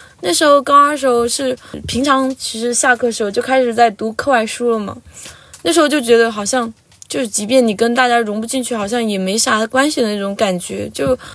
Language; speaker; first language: Chinese; non-native, local second language; Tibetan